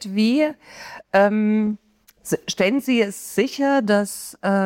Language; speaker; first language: German; native; German